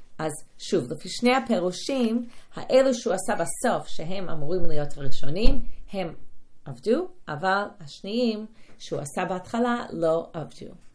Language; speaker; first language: Hebrew; non-native, fluent; English